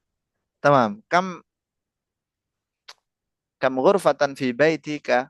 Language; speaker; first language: Arabic; non-native, fluent; Indonesian